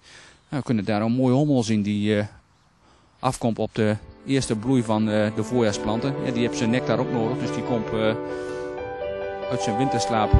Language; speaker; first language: Dutch; native; Dutch